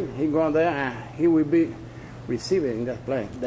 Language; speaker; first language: English; non-native, learner; Spanish